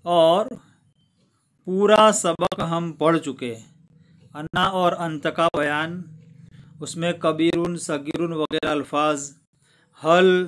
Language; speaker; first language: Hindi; non-native, local second language; Gujarati